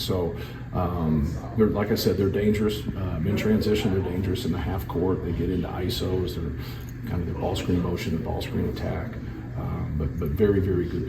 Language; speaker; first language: English; native; English